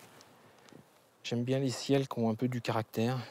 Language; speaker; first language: French; native; French